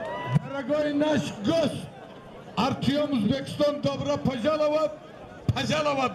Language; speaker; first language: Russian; non-native, learner; Tajik